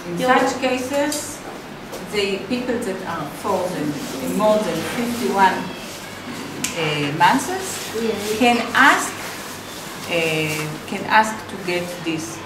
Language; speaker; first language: English; non-native, fluent; Hebrew